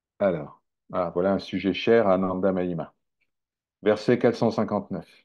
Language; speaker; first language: French; native; French